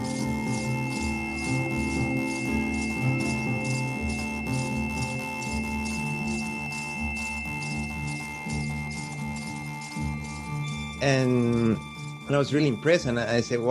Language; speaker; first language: English; non-native, learner; Spanish